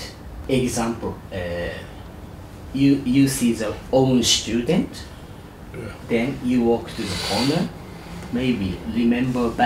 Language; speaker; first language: English; non-native, learner; Japanese